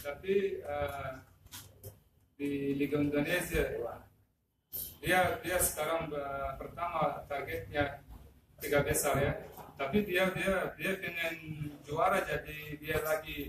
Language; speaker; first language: Indonesian; non-native, fluent; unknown